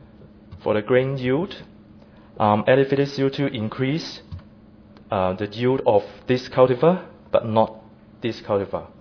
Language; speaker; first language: English; non-native, fluent; Chinese